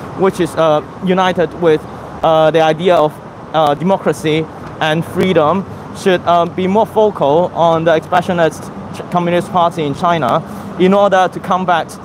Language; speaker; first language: English; non-native, local second language; Cantonese